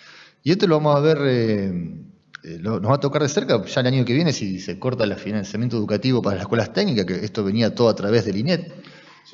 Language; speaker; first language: Spanish; native; Spanish